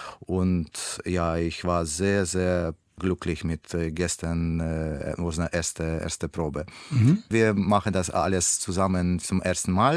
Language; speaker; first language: German; non-native, learner; Russian